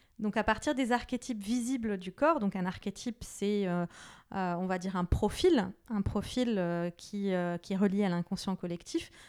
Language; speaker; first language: French; native; French